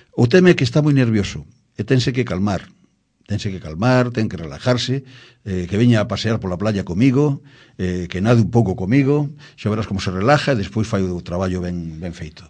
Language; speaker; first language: Galician; native; Galician